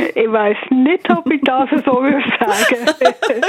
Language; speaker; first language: German; native; German